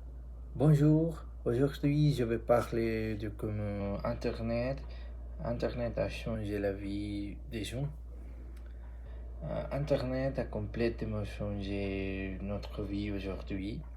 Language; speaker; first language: French; non-native, learner; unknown